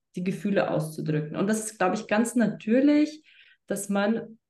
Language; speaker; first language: German; non-native, fluent; Lithuanian